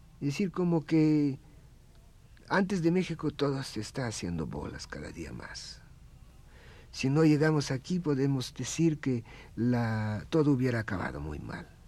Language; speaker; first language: Spanish; non-native, fluent; Russian